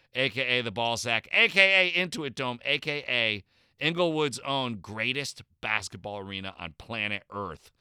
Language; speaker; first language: English; native; English